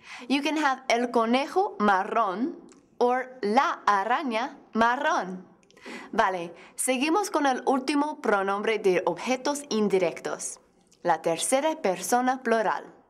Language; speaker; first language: Spanish; non-native, fluent; English